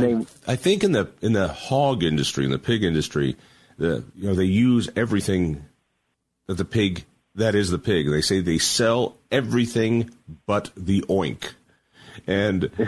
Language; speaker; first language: English; native; English